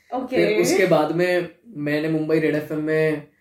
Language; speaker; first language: Hindi; native; Hindi